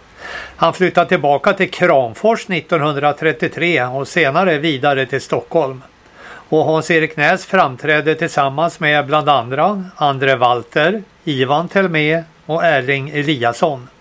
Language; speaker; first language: Swedish; native; Swedish